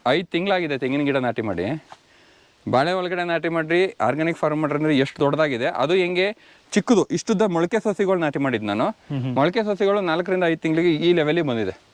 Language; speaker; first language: Kannada; native; Kannada